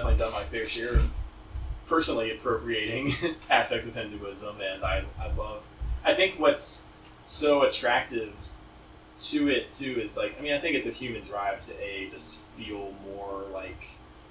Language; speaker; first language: English; native; English